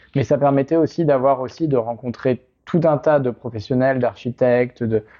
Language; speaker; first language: French; native; French